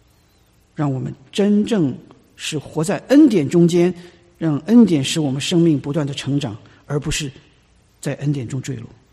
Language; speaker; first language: Chinese; native; Chinese